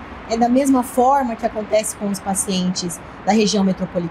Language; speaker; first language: Portuguese; native; Portuguese